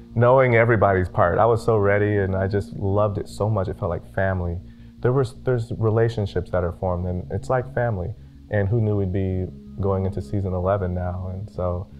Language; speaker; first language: English; native; English